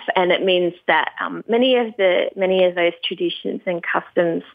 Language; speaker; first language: English; native; English